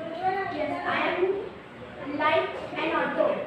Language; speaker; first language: English; non-native, learner; Hindi